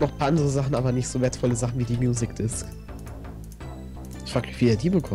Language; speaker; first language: German; native; German